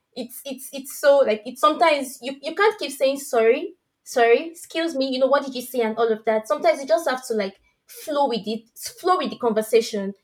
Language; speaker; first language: English; non-native, local second language; Yoruba